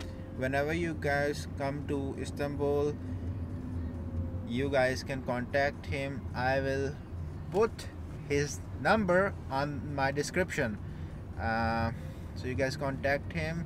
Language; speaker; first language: English; non-native, local second language; Hindi